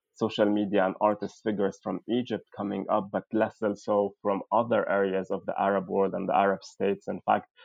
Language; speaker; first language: English; non-native, fluent; Arabic